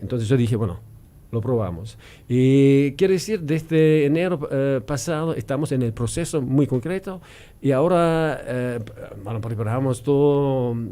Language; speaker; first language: Spanish; non-native, fluent; German